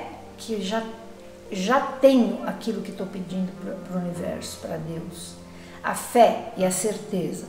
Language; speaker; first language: Portuguese; native; Portuguese